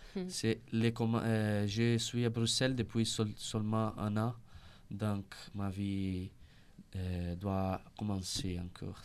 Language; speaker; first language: French; non-native, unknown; Portuguese